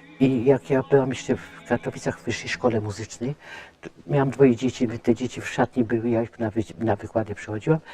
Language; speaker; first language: Polish; native; Polish